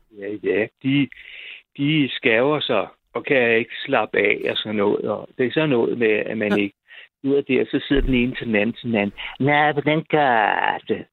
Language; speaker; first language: Danish; native; Danish